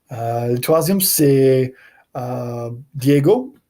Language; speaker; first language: French; non-native, learner; English